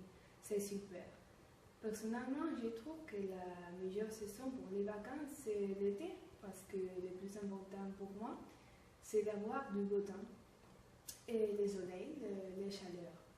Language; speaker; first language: French; non-native, learner; Spanish